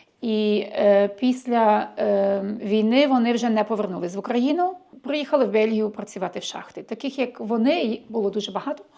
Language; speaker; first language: Ukrainian; early bilingual, heritage; Ukrainian